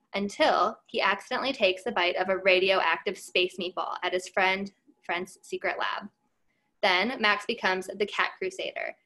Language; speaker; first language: English; native; English